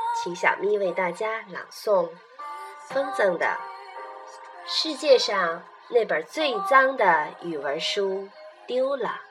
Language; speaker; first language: Chinese; native; Chinese